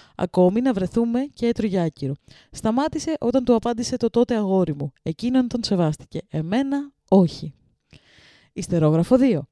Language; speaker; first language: Greek; early bilingual, other home language; Russian